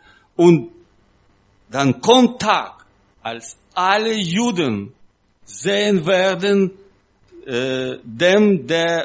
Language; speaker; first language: German; non-native, learner; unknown